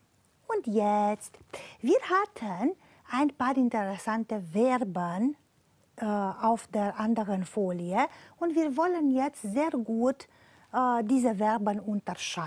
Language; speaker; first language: German; non-native, fluent; Romanian